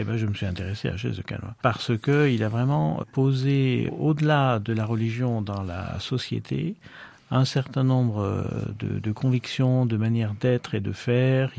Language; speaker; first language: French; native; French